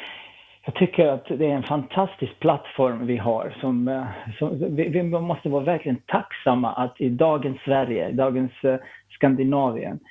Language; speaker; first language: Swedish; non-native, fluent; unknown